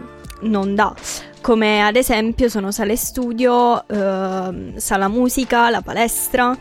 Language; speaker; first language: Italian; native; Italian